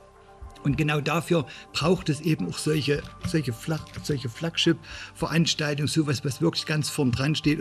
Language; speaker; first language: German; native; German